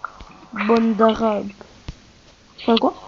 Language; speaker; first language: French; native; French